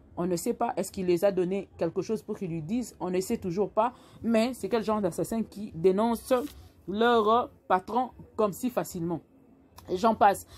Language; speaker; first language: French; non-native, local second language; Lingala